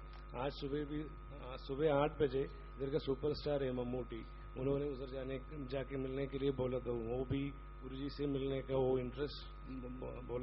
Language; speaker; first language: Hindi; non-native, local second language; Malayalam